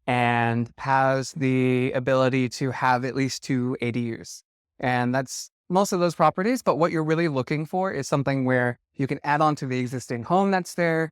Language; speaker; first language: English; native; English